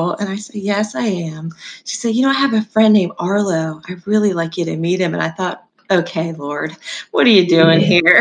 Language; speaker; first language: English; native; English